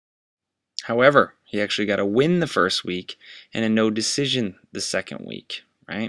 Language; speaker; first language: English; native; English